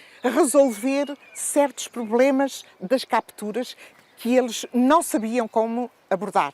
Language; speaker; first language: Portuguese; native; Portuguese